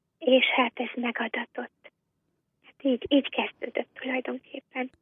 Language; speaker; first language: Hungarian; native; Hungarian